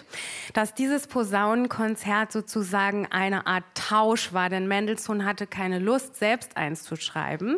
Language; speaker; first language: German; native; German